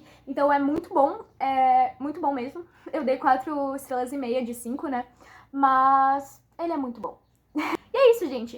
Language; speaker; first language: Portuguese; native; Portuguese